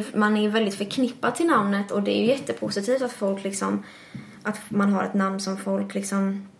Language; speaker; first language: Swedish; early bilingual, other home language; English